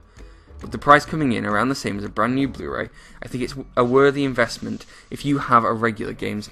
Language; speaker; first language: English; native; English